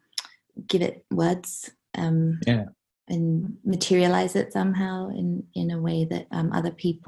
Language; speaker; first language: English; native; English